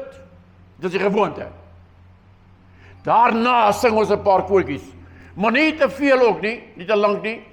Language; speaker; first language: Afrikaans; native; Afrikaans